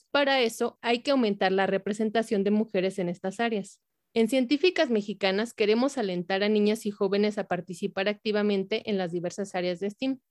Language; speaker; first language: Spanish; native; Spanish